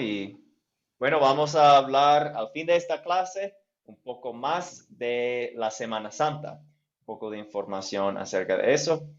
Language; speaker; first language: Spanish; non-native, fluent; English